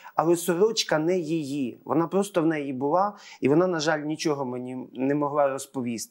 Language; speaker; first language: Ukrainian; native; Ukrainian